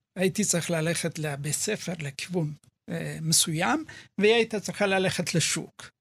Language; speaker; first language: Hebrew; early bilingual, other home language; Amharic